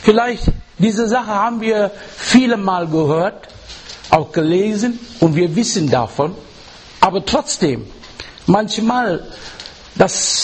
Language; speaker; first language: German; non-native, learner; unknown